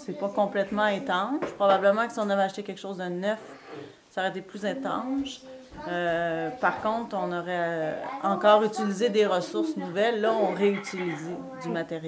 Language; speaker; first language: French; native; French